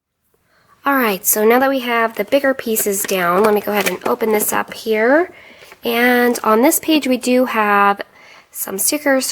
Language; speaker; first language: English; native; English